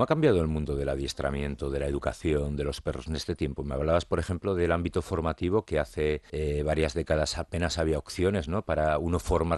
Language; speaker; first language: Spanish; native; Spanish